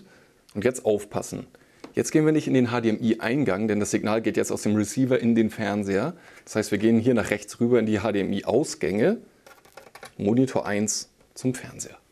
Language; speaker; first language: German; native; German